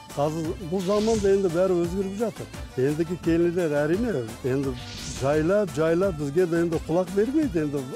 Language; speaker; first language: Kazakh; non-native, local second language; Kurdish